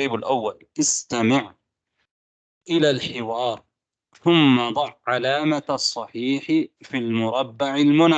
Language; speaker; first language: Arabic; non-native, fluent; Tamil